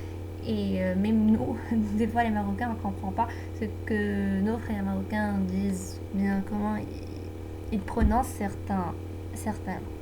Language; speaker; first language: French; non-native, local second language; Arabic